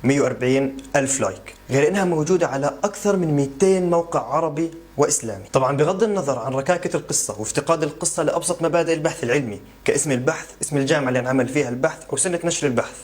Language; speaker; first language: Arabic; native; Arabic